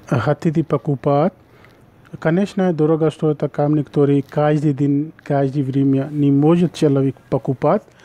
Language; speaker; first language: Russian; non-native, learner; Urdu